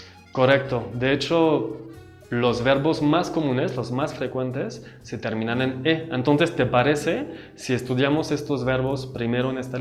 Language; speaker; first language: Spanish; non-native, fluent; French